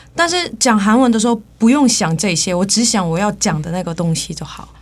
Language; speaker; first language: Chinese; non-native, fluent; Korean